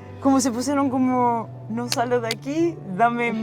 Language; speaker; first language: Spanish; non-native, fluent; Portuguese